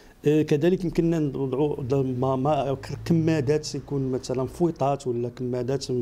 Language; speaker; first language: Arabic; native; Arabic